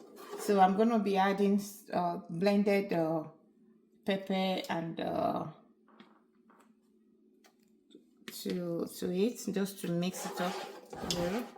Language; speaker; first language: English; non-native, local second language; Yoruba